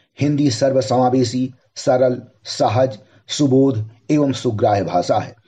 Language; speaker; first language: Hindi; native; Hindi